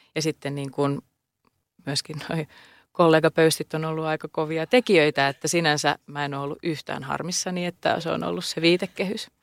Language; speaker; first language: Finnish; native; Finnish